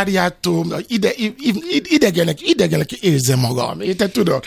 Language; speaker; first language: Hungarian; non-native, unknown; Yoruba